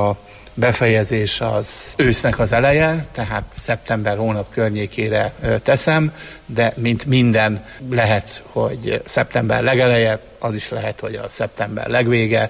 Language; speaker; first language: Hungarian; native; Hungarian